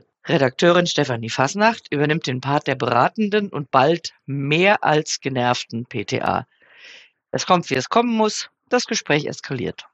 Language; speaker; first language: German; native; German